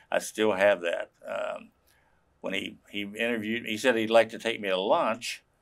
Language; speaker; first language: English; native; English